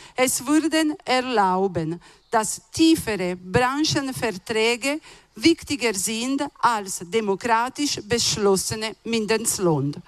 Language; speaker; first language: German; non-native, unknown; Italian